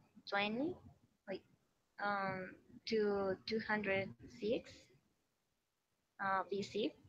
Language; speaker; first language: English; non-native, learner; Spanish